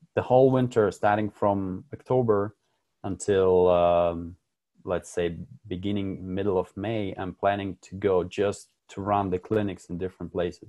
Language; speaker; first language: English; non-native, fluent; Russian